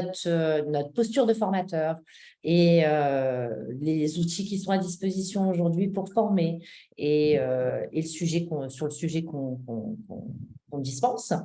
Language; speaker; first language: French; native; French